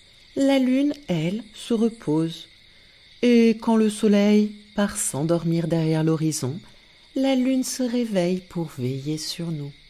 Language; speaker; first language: French; native; French